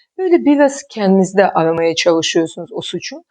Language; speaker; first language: Turkish; non-native, fluent; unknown